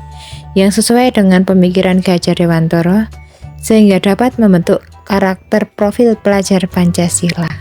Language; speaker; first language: Indonesian; native; Indonesian